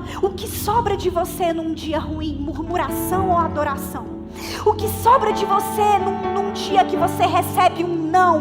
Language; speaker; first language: Portuguese; native; Portuguese